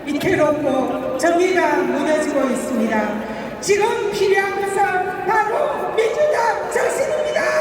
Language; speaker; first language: Korean; native; Korean